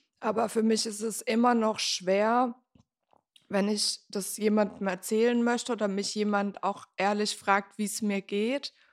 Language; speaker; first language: German; native; German